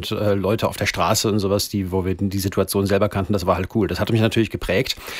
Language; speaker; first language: German; native; German